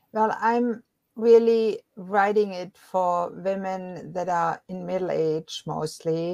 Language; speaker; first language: English; non-native, fluent; German